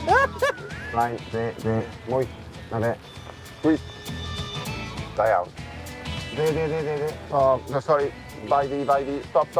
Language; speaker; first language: Welsh; native; Welsh